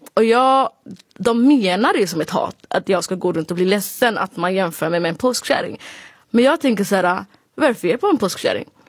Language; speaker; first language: Swedish; early bilingual, other home language; Somali